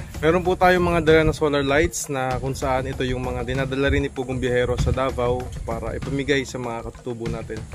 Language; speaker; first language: Filipino; native; Filipino